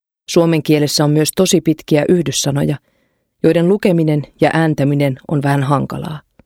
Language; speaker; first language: Finnish; non-native, fluent; Persian